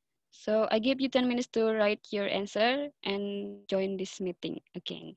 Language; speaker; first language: English; non-native, learner; Indonesian